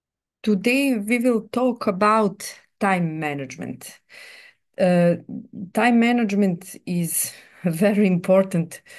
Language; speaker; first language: English; non-native, fluent; Serbian